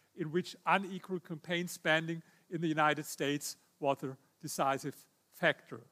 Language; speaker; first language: English; non-native, fluent; German